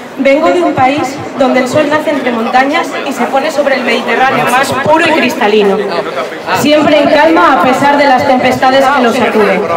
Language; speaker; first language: Spanish; non-native, fluent; Arabic